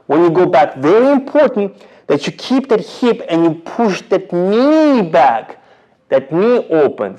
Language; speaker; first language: English; non-native, fluent; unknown